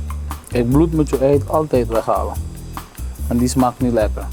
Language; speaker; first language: Dutch; non-native, local second language; Papiamento